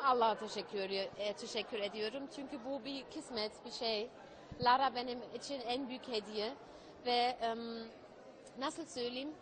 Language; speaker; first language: Turkish; early bilingual, heritage; German